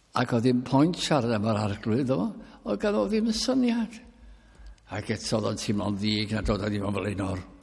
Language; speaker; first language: Welsh; early bilingual, heritage; Welsh